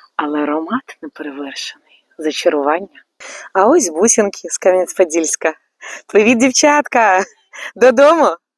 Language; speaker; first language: Ukrainian; native; Ukrainian